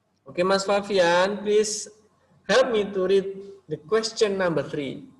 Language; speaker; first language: English; non-native, local second language; Indonesian